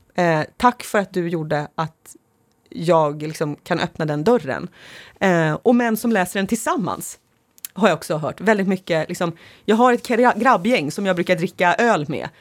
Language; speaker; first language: Swedish; early bilingual, other home language; Finnish